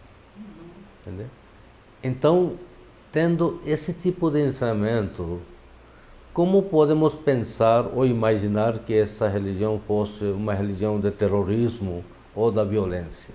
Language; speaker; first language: Portuguese; non-native, fluent; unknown